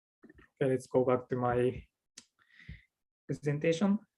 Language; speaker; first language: English; non-native, learner; Japanese